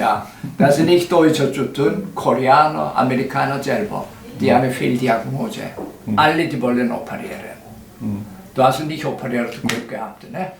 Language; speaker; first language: German; non-native, learner; Korean